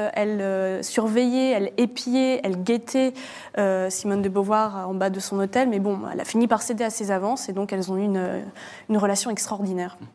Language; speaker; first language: French; native; French